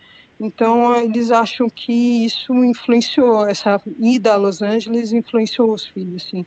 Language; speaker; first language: Portuguese; native; Portuguese